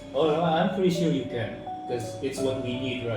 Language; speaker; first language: English; non-native, fluent; Indonesian